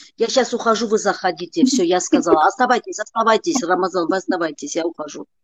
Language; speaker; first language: Russian; non-native, fluent; Armenian